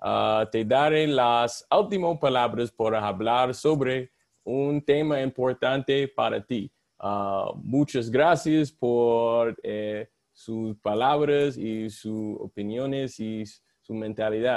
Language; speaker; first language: Spanish; non-native, learner; English